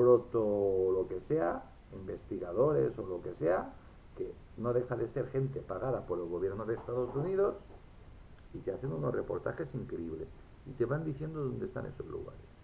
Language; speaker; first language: Spanish; native; Spanish